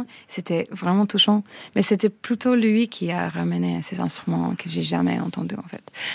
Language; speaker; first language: French; non-native, fluent; English